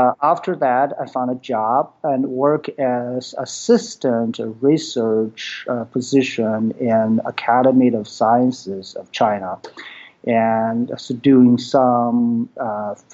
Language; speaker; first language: English; non-native, fluent; Chinese